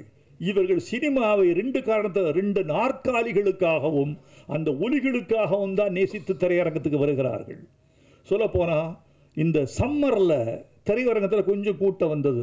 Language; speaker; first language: Tamil; native; Tamil